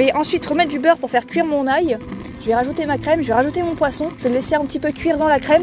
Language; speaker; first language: French; native; French